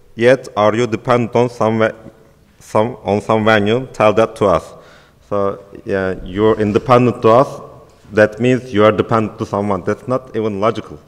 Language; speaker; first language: English; non-native, fluent; Turkish